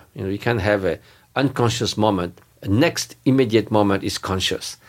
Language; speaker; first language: English; non-native, fluent; French